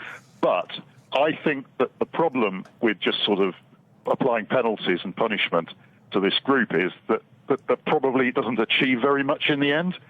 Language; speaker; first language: English; native; English